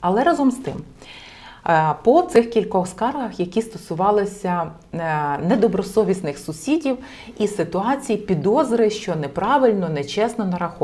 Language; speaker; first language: Ukrainian; native; Ukrainian